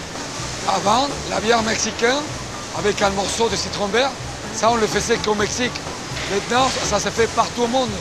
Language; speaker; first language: French; non-native, fluent; Spanish